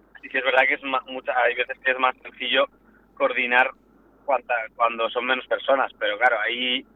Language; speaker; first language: Spanish; native; Spanish